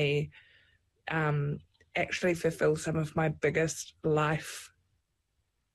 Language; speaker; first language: English; native; English